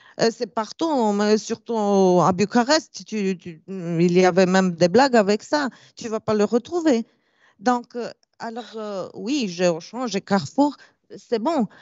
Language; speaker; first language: French; non-native, fluent; Romanian